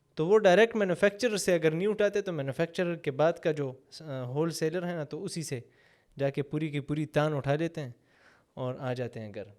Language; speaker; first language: Urdu; non-native, local second language; Pashto